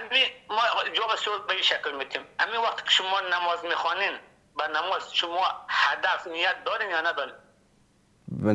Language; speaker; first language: Persian; native; Persian